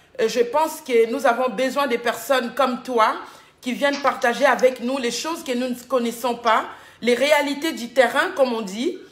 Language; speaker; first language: French; non-native, local second language; Lingala